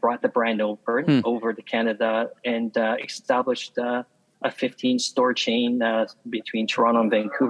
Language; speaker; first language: English; native; English